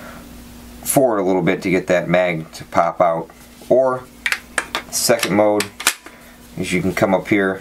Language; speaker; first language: English; native; English